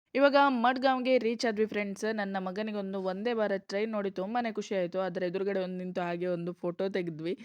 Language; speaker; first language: Kannada; native; Kannada